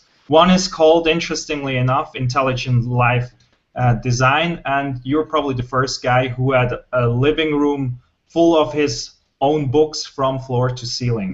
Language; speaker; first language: English; non-native, fluent; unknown